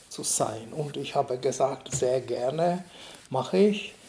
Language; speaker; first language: German; non-native, fluent; Hungarian